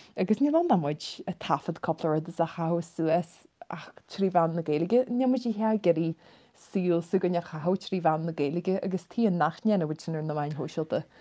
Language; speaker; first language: Irish; native; Irish